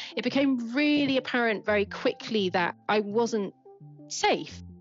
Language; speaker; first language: English; native; English